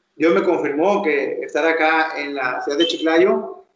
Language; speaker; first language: Spanish; native; Spanish